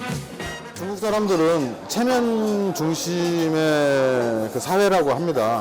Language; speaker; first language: Korean; native; Korean